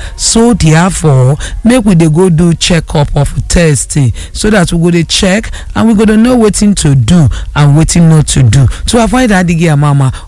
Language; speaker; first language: Nigerian Pidgin; non-native, local second language; Igbo